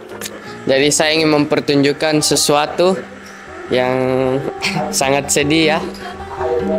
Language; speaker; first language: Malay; early bilingual, heritage; Malay